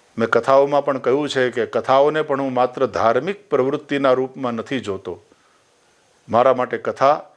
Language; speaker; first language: Gujarati; native; Gujarati